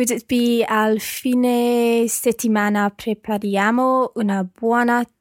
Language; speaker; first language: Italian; non-native, learner; English